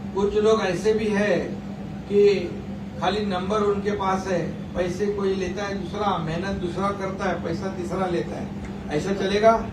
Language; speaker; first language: Hindi; non-native, local second language; Marathi